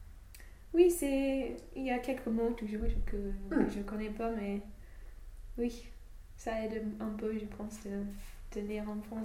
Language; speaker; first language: French; non-native, fluent; English